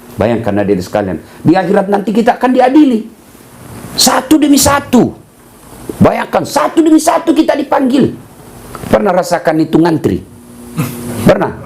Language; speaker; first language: Indonesian; non-native, local second language; Buginese